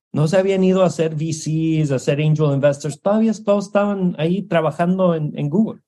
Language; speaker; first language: Spanish; early bilingual, heritage; Spanish